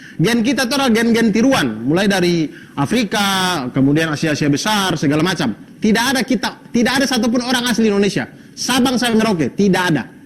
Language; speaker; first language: Indonesian; native; Indonesian